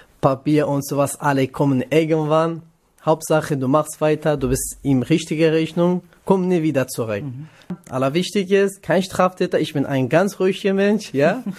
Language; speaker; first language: German; non-native, learner; Kurdish